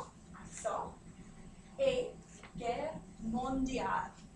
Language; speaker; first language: French; non-native, fluent; English